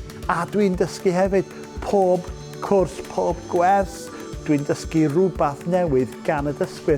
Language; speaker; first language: Welsh; non-native, local second language; English